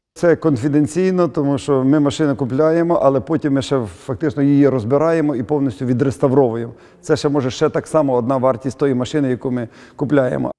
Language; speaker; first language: Ukrainian; native; Ukrainian